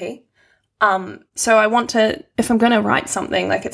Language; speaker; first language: English; native; English